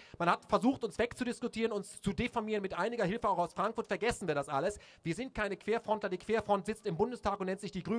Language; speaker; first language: German; native; German